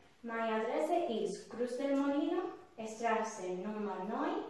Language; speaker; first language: German; non-native, learner; Spanish